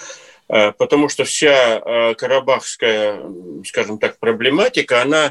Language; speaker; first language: Russian; native; Russian